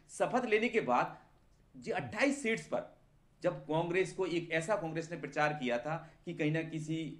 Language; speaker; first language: Hindi; native; Hindi